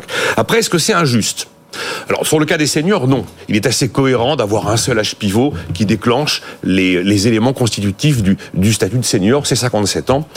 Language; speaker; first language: French; native; French